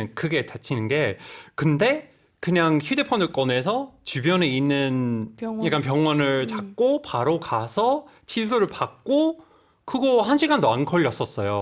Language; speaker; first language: Korean; non-native, fluent; English